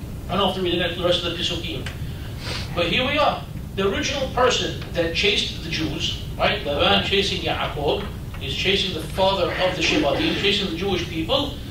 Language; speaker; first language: English; native; English